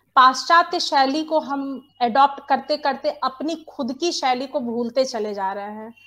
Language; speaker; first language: Hindi; native; Hindi